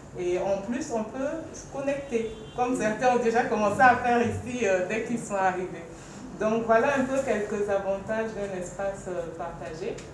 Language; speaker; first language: French; non-native, local second language; Bambara